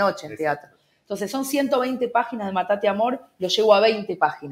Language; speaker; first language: Spanish; native; Spanish